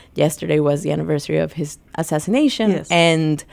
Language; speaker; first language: English; early bilingual, other home language; Spanish